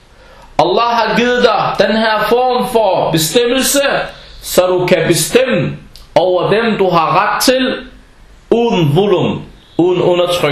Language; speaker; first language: Danish; early bilingual, other home language; Arabic